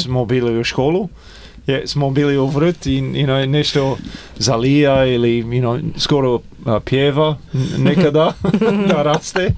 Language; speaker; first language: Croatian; early bilingual, heritage; Croatian